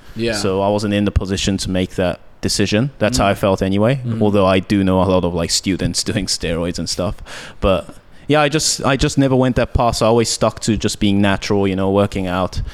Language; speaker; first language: English; early bilingual, heritage; Japanese